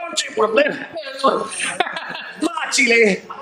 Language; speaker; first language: Italian; non-native, learner; English